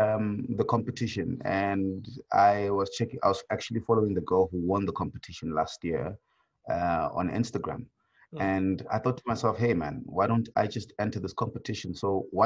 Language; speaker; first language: English; non-native, local second language; Swati